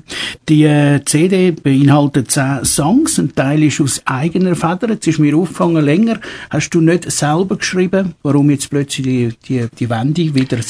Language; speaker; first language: German; native; German